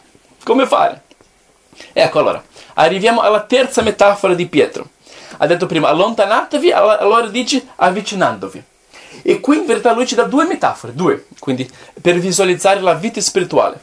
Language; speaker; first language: Italian; non-native, fluent; Portuguese